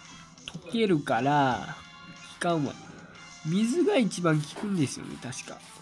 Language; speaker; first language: Japanese; native; Japanese